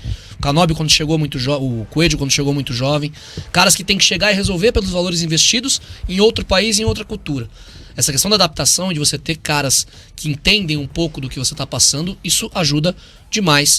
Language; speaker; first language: Portuguese; native; Portuguese